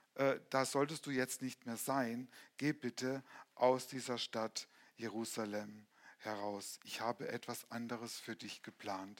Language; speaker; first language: German; native; German